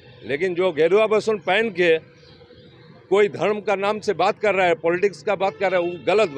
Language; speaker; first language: Hindi; non-native, local second language; Bangla